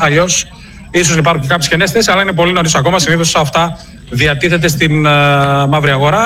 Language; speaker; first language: Greek; native; Greek